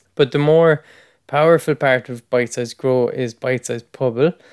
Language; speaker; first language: English; native; English